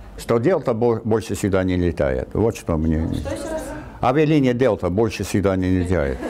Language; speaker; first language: Russian; non-native, fluent; English